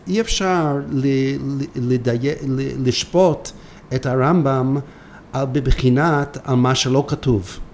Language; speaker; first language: Hebrew; non-native, fluent; English